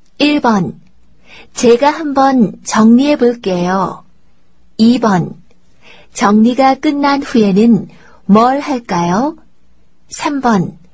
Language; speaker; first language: Korean; native; Korean